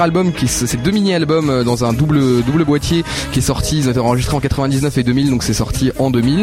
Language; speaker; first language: French; native; French